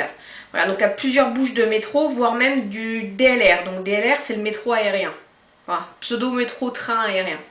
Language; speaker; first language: French; native; French